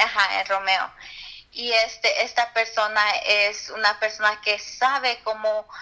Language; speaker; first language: Spanish; early bilingual, heritage; Spanish